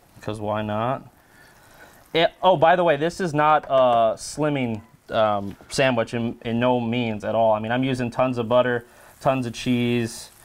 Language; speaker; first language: English; native; English